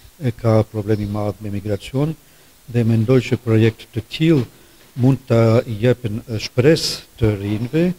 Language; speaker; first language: Albanian; non-native, fluent; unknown